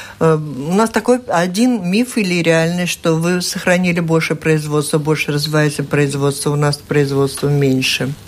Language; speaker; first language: Russian; native; Russian